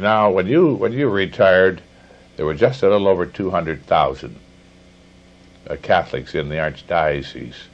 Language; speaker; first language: English; native; English